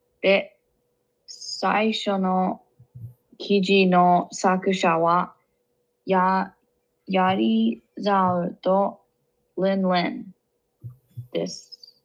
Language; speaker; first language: Japanese; non-native, learner; English